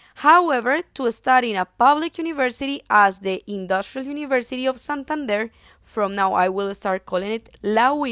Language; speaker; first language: English; non-native, fluent; Spanish